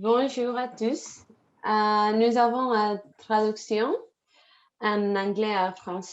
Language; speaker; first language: French; non-native, fluent; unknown